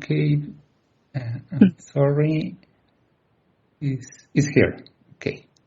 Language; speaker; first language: English; non-native, learner; Spanish